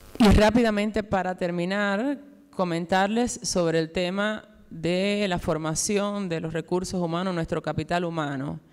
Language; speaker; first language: Spanish; native; Spanish